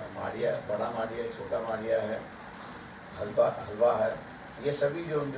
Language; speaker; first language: Hindi; non-native, local second language; Marathi